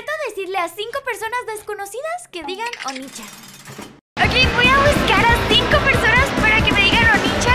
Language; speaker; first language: Spanish; native; Spanish